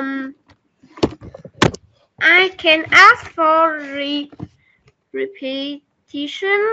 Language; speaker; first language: English; non-native, learner; Vietnamese